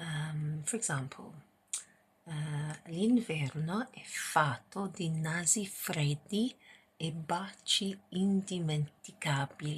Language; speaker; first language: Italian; non-native, fluent; English